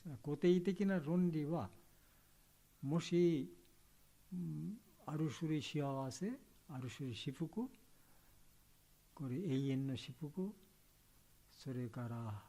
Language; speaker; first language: Japanese; non-native, learner; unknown